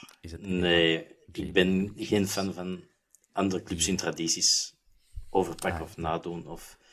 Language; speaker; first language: Dutch; native; Dutch